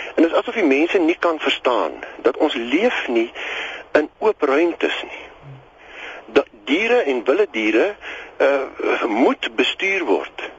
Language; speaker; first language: Afrikaans; native; Afrikaans